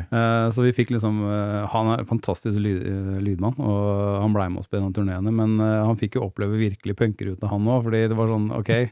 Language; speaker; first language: Norwegian; native; Norwegian